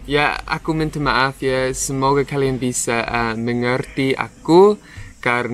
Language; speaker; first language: Indonesian; non-native, learner; English